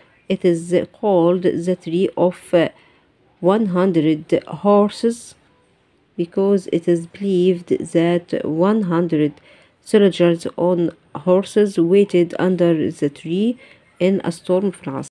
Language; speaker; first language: English; non-native, fluent; Arabic